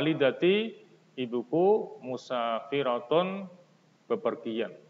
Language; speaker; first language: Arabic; non-native, fluent; Indonesian